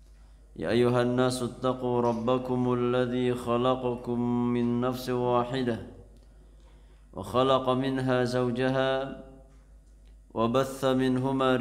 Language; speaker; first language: Arabic; non-native, fluent; Indonesian